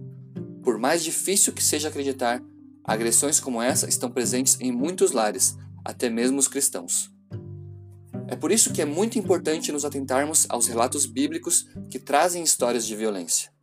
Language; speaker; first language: Portuguese; native; Portuguese